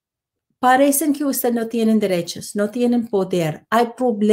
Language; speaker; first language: Spanish; non-native, learner; English